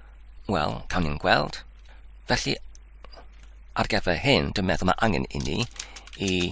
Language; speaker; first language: Welsh; non-native, learner; English